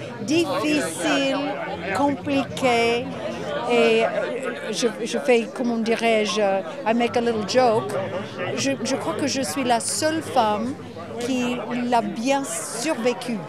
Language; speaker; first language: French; non-native, fluent; English